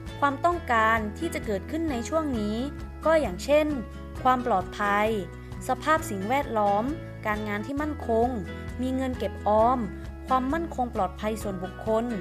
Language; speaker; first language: Thai; native; Thai